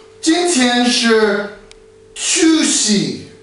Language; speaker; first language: Chinese; non-native, learner; English